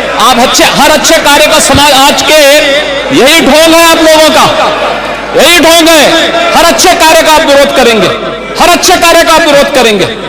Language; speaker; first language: Hindi; native; Hindi